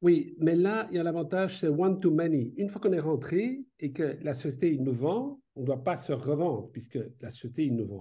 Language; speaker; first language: French; native; French